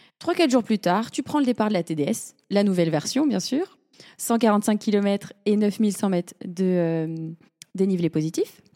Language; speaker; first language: French; native; French